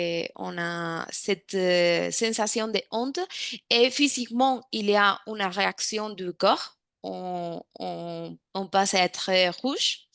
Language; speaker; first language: French; non-native, fluent; Spanish